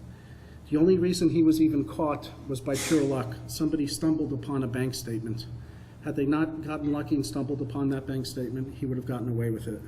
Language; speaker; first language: English; native; English